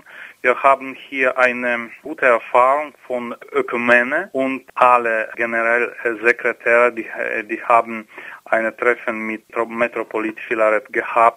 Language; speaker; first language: German; non-native, learner; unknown